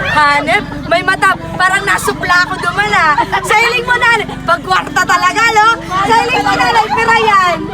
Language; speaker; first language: Filipino; non-native, local second language; Bikol